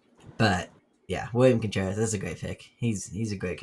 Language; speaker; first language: English; native; English